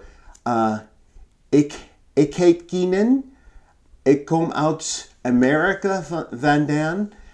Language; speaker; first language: Dutch; non-native, learner; English